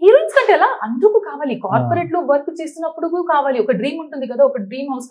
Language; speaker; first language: Telugu; non-native, learner; Tulu